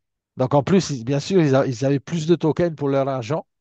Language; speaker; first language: French; native; French